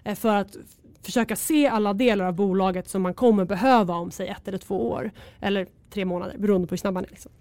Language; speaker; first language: Swedish; native; Swedish